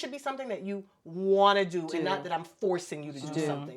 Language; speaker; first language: English; native; English